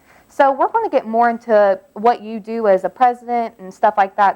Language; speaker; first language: English; native; English